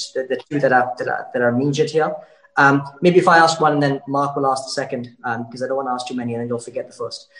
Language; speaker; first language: English; native; English